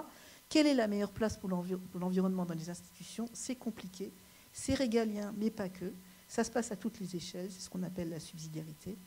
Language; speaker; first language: French; native; French